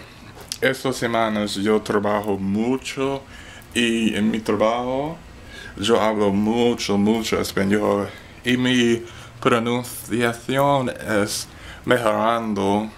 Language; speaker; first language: Spanish; non-native, learner; English